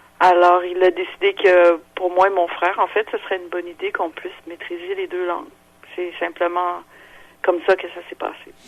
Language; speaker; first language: French; non-native, local second language; English